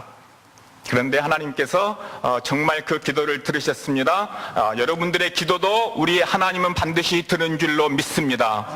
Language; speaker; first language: Korean; native; Korean